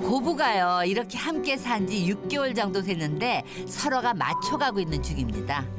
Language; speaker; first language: Korean; native; Korean